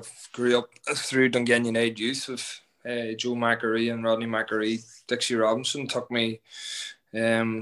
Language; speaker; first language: English; native; English